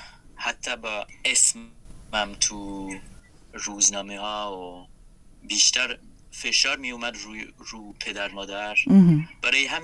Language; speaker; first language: Persian; non-native, fluent; French